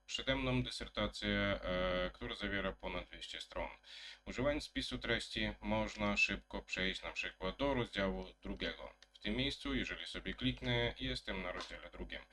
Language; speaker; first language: Polish; native; Polish